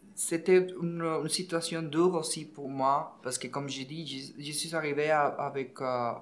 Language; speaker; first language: French; non-native, fluent; Spanish